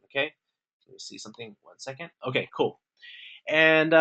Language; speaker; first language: English; native; English